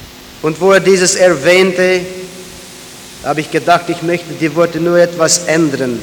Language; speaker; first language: German; early bilingual, heritage; German